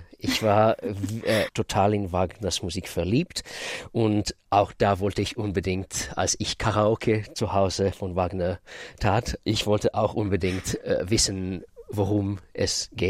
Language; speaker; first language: German; non-native, fluent; Russian